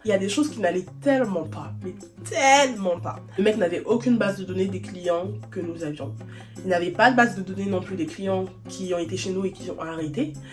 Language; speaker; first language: French; native; French